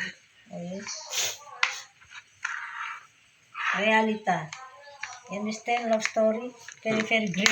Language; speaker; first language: English; non-native, learner; Indonesian